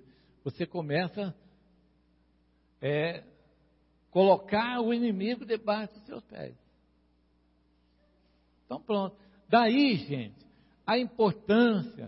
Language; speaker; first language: Portuguese; native; Portuguese